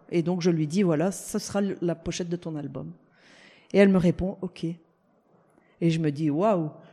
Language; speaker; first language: French; early bilingual, other home language; Italian